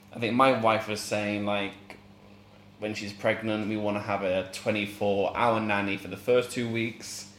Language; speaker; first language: English; non-native, fluent; Arabic